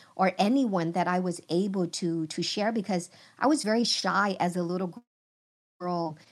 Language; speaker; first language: English; early bilingual, other home language; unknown